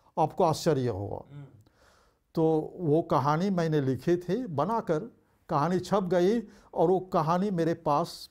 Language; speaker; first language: Hindi; early bilingual, heritage; Bhojpuri